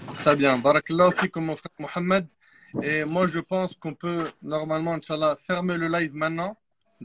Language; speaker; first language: French; native; French